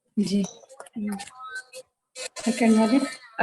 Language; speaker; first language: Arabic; non-native, learner; Urdu